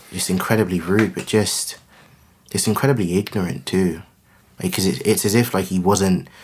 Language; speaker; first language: English; native; English